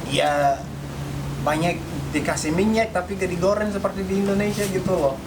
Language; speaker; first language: Indonesian; non-native, fluent; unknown